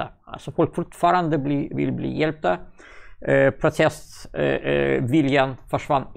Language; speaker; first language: Swedish; non-native, fluent; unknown